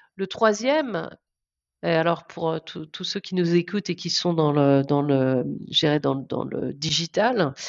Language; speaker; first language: French; native; French